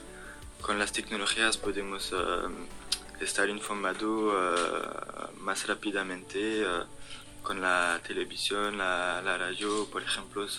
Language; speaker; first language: Spanish; non-native, learner; French